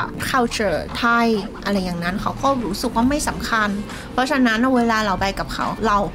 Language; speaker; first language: Thai; non-native, fluent; Vietnamese